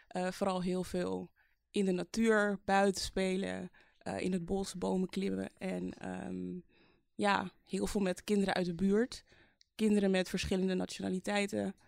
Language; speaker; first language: Dutch; early bilingual, other home language; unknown